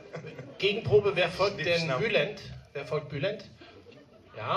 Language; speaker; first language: German; native; German